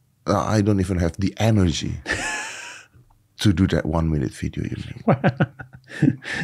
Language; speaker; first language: English; non-native, fluent; Indonesian